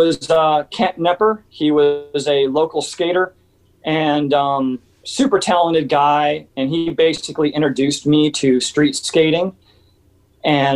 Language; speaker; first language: English; native; English